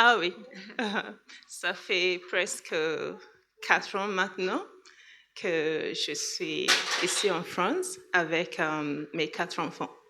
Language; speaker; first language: French; non-native, learner; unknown